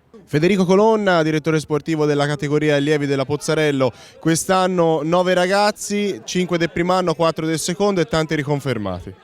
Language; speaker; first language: Italian; native; Italian